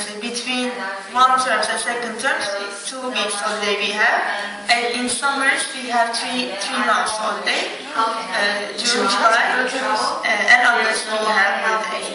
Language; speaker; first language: English; non-native, fluent; Turkish